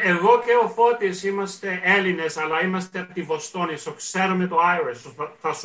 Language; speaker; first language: Greek; early bilingual, heritage; Greek